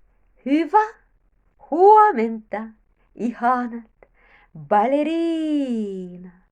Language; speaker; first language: Finnish; non-native, learner; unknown